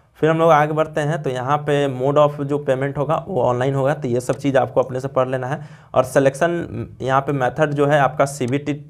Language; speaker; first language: Hindi; native; Hindi